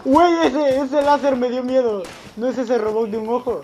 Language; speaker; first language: Spanish; native; Spanish